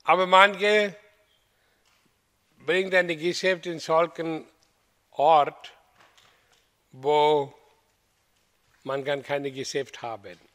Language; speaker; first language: German; non-native, learner; Hindi